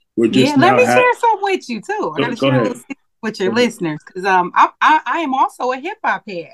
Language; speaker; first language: English; native; English